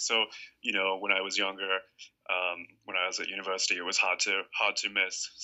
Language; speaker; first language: English; native; English